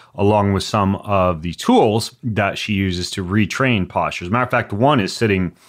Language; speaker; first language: English; native; English